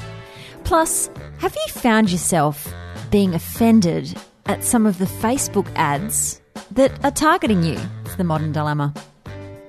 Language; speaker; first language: English; native; English